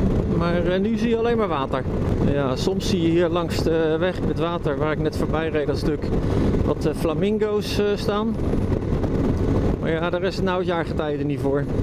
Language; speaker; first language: Dutch; native; Dutch